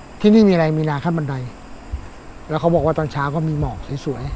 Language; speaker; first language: Thai; native; Thai